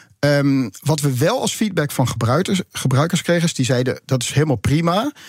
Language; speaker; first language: Dutch; native; Dutch